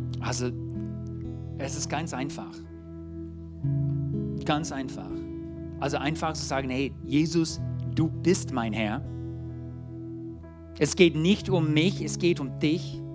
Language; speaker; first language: German; non-native, fluent; English